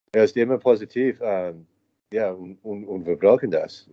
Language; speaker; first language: German; non-native, learner; English